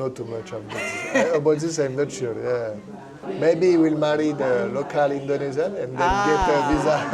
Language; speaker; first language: English; non-native, fluent; French